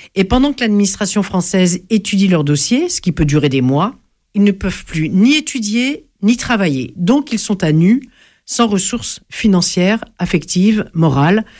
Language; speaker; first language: French; native; French